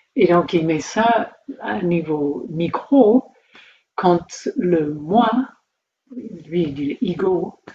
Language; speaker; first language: French; native; French